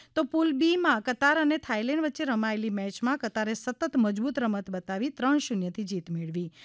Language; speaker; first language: Gujarati; native; Gujarati